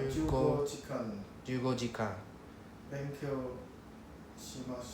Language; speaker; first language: Japanese; non-native, learner; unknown